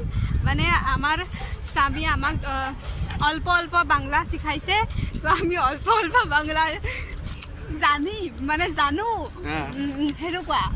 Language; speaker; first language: Bangla; non-native, learner; Assamese